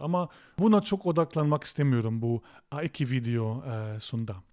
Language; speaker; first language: Turkish; non-native, fluent; German